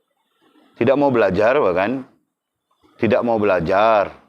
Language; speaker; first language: Malay; native; Malay